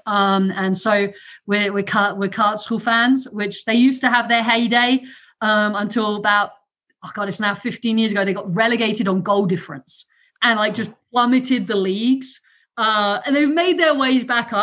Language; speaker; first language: English; non-native, local second language; German